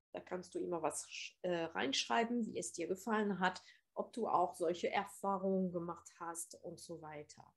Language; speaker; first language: German; non-native, fluent; French